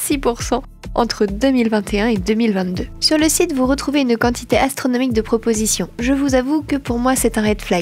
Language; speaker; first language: French; native; French